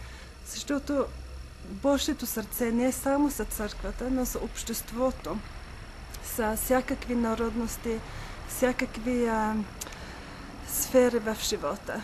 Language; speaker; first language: Bulgarian; non-native, fluent; Norwegian